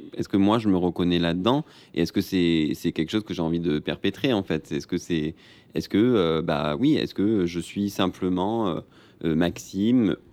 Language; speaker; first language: French; native; French